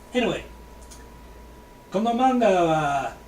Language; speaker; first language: Japanese; non-native, learner; English